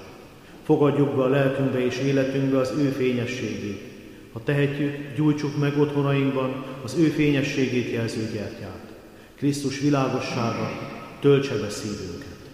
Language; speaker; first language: Hungarian; native; Hungarian